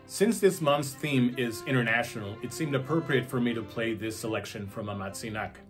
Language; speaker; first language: English; non-native, fluent; Spanish